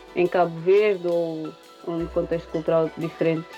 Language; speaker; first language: Portuguese; non-native, local second language; Kabuverdianu